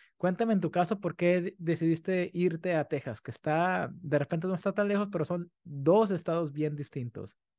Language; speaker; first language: Spanish; native; Spanish